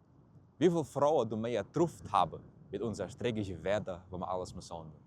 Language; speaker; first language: German; early bilingual, heritage; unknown